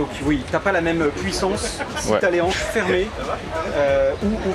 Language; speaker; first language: French; native; French